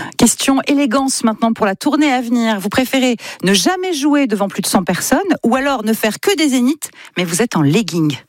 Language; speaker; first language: French; native; French